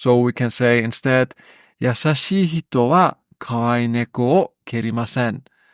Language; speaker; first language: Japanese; non-native, learner; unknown